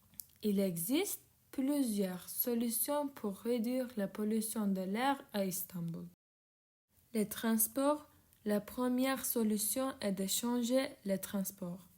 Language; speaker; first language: French; non-native, learner; Turkish